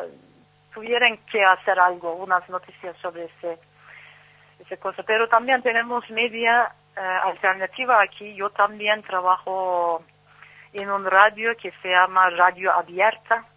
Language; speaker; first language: Spanish; non-native, learner; Turkish